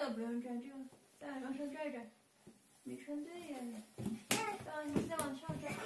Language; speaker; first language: Chinese; native; Chinese